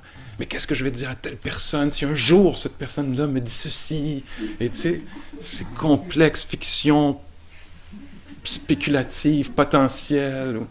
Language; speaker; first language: French; native; French